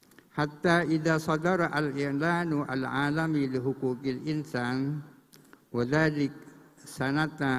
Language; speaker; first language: Arabic; non-native, fluent; Indonesian